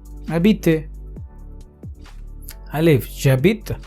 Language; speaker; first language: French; non-native, learner; Hindi